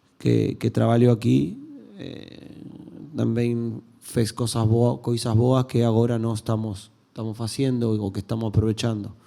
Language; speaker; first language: Portuguese; non-native, learner; Spanish